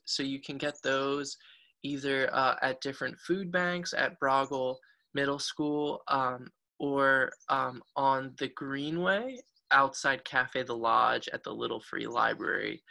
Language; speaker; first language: English; native; English